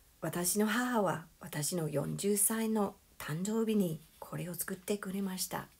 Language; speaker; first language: Japanese; non-native, fluent; English